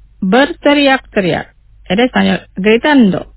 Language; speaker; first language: Spanish; non-native, fluent; Indonesian